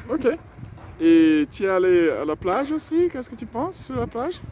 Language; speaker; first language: French; non-native, fluent; Portuguese